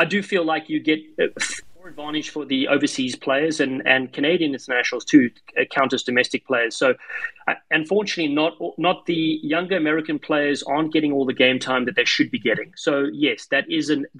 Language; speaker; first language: English; native; English